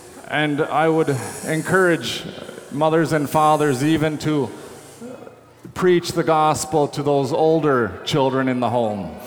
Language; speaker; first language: English; native; English